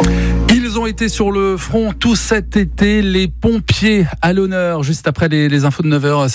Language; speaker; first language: French; native; French